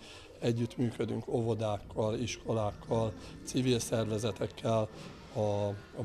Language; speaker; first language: Hungarian; native; Hungarian